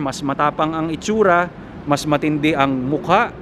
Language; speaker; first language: Filipino; native; Filipino